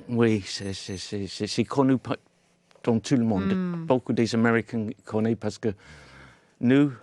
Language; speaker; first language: French; non-native, fluent; English